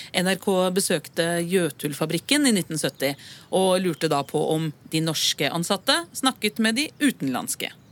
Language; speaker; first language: Norwegian; native; Norwegian